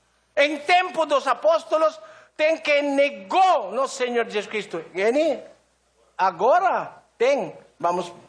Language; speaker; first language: Portuguese; non-native, learner; Filipino